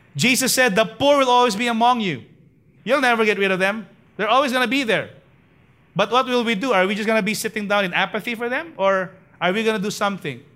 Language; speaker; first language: English; non-native, local second language; Filipino